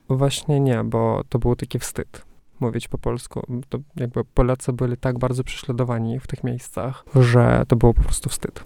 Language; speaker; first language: Polish; non-native, fluent; Russian